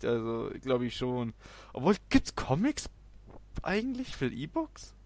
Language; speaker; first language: German; native; German